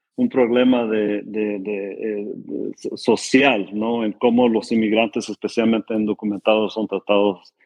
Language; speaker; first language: Spanish; early bilingual, heritage; Spanish